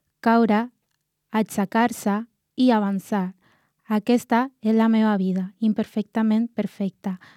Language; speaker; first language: Catalan; non-native, learner; Spanish